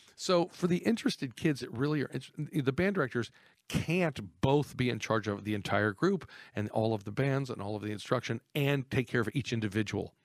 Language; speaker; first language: English; native; English